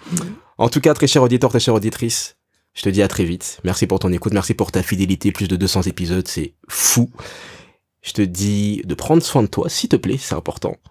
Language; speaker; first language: French; native; French